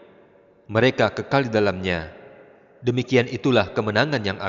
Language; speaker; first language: Indonesian; native; Indonesian